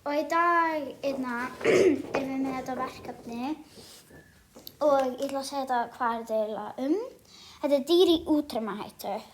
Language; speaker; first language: Icelandic; early bilingual, other home language; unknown